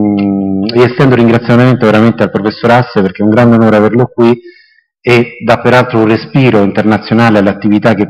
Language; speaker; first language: Italian; native; Italian